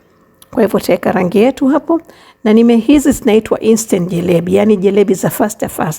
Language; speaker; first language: Swahili; native; Swahili